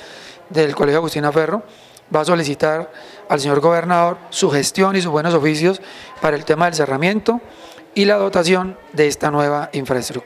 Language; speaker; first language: Spanish; native; Spanish